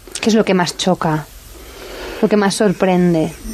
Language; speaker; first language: Spanish; native; Spanish